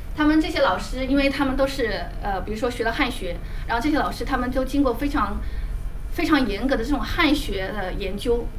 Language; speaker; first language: Chinese; native; Chinese